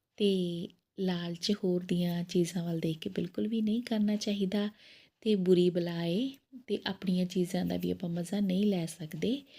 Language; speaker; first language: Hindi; non-native, local second language; Punjabi